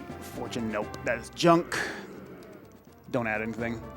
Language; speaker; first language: English; native; English